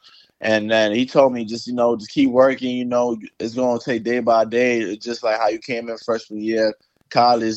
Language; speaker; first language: English; native; English